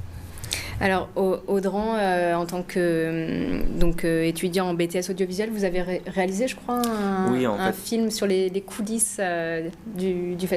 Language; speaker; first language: French; native; French